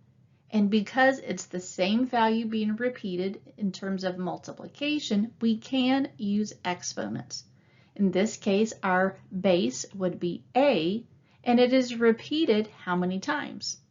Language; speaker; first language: English; native; English